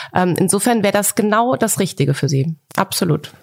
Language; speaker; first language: German; native; German